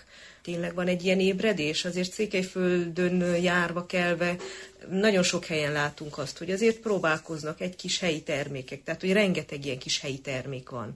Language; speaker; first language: Hungarian; native; Hungarian